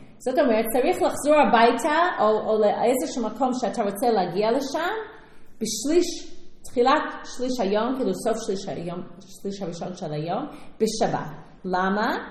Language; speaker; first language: Hebrew; non-native, fluent; English